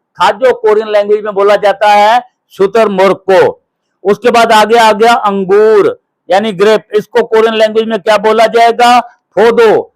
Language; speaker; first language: Urdu; native; Urdu